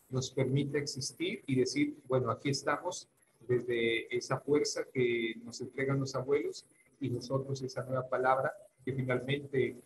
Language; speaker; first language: Spanish; non-native, local second language; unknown